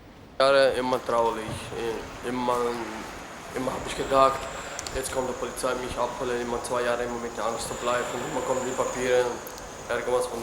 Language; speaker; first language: German; non-native, learner; Romany